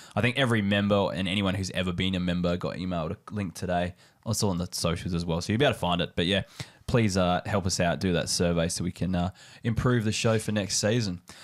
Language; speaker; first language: English; native; English